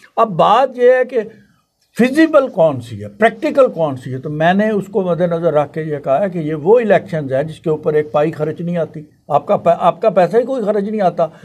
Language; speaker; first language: Urdu; non-native, local second language; Punjabi